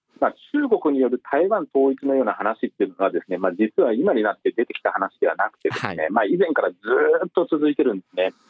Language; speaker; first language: Japanese; native; Japanese